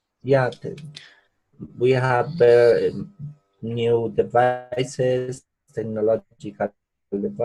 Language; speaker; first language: English; non-native, learner; Spanish